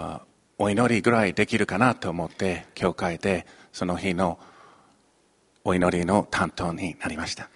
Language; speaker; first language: Japanese; non-native, fluent; English